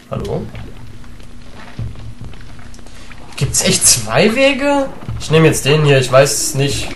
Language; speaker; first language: German; native; German